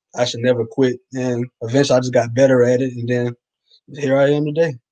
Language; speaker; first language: English; native; English